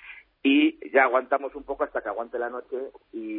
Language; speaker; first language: Spanish; native; Spanish